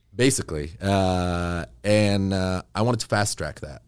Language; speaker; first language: English; early bilingual, other home language; Arabic